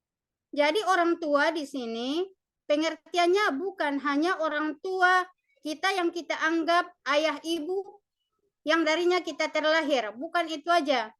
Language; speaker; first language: Indonesian; native; Indonesian